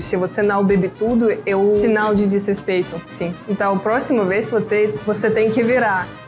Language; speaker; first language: Portuguese; non-native, fluent; Russian